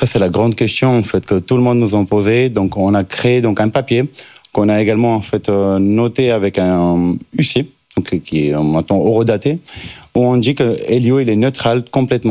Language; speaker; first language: French; native; French